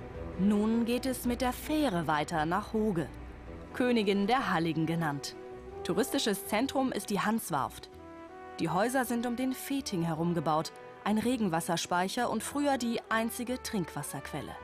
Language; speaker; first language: German; native; German